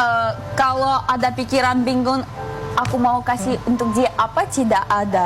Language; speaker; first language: Indonesian; non-native, learner; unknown